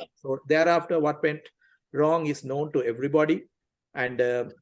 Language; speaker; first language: English; non-native, local second language; Tamil